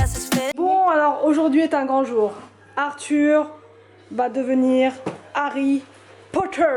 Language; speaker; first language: French; native; French